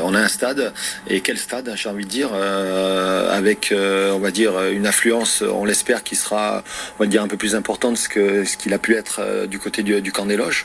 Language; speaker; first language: French; native; French